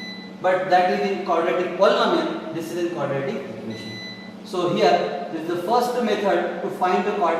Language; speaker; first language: English; non-native, local second language; Marathi